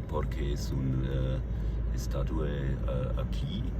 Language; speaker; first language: Spanish; non-native, learner; German